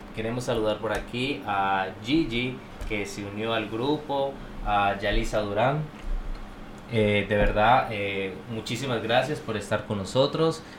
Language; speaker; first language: Spanish; native; Spanish